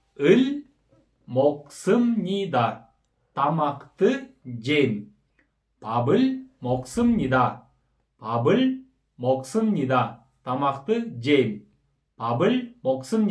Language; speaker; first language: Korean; non-native, fluent; Kyrgyz